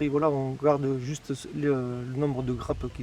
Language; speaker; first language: French; native; French